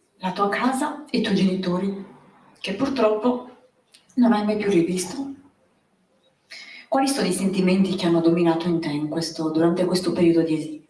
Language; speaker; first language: Italian; native; Italian